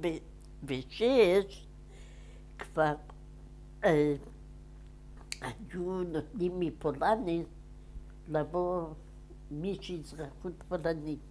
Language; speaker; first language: Hebrew; non-native, fluent; Yiddish